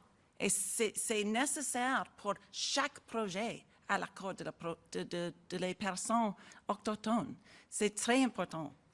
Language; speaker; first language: French; non-native, learner; English